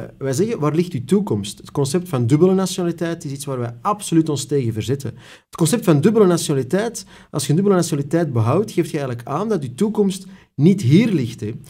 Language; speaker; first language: Dutch; native; Dutch